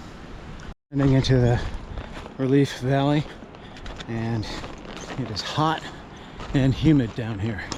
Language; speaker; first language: English; native; English